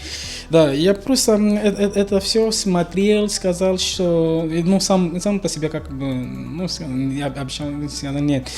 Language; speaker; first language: Russian; non-native, learner; Portuguese